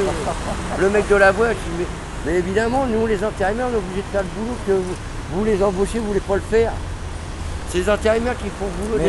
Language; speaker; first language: French; native; French